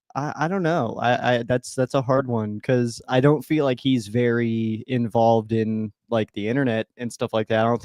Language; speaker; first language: English; native; English